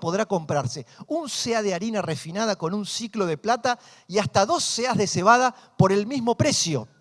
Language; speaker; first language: Spanish; native; Spanish